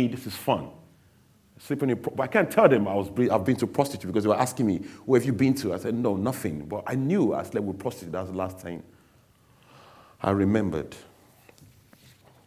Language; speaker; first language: English; non-native, local second language; Yoruba